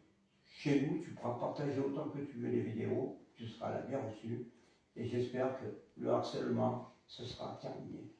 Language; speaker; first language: French; native; French